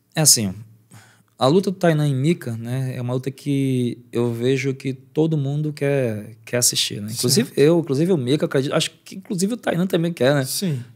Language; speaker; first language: Portuguese; native; Portuguese